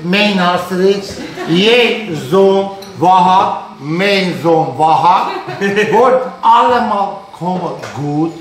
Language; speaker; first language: Dutch; non-native, learner; Armenian